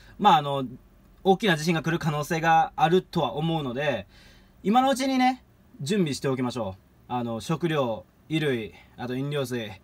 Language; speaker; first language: Japanese; native; Japanese